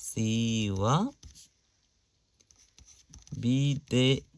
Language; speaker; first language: Japanese; non-native, fluent; Nepali